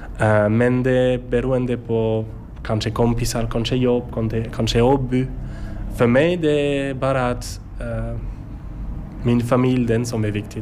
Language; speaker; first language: Swedish; non-native, learner; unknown